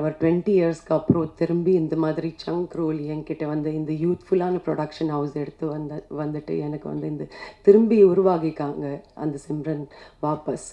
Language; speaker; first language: Tamil; non-native, fluent; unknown